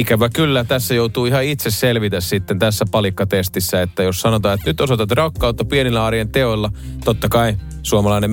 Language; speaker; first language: Finnish; native; Finnish